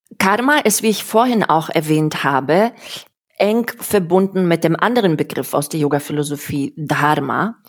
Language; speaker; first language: German; non-native, fluent; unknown